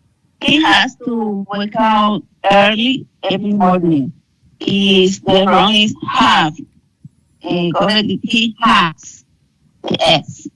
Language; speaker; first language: English; non-native, learner; Spanish